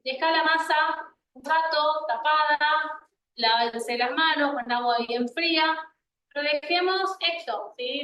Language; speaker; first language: Spanish; native; Spanish